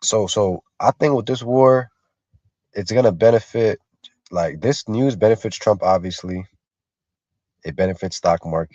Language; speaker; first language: English; native; English